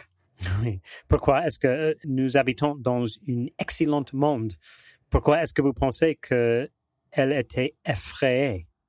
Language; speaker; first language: French; non-native, fluent; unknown